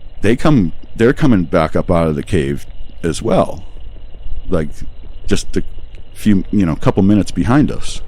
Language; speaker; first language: English; native; English